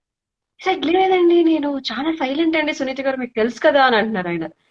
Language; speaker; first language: Telugu; native; Telugu